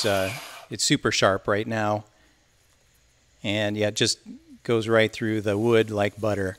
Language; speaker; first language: English; native; English